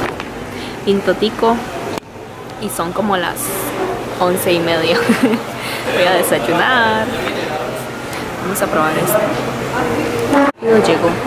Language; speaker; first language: Spanish; early bilingual, other home language; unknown